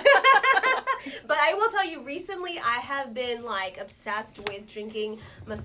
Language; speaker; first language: English; non-native, local second language; Malayalam